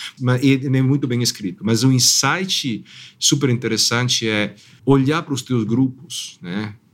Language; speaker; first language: Portuguese; non-native, fluent; Italian